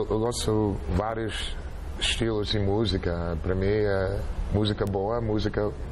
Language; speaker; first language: Portuguese; non-native, learner; English